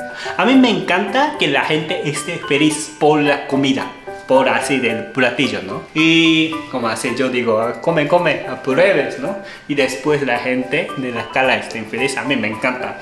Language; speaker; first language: Spanish; non-native, learner; Japanese